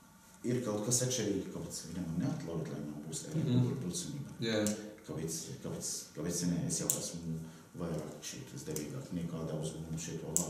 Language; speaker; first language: Latvian; non-native, learner; Arabic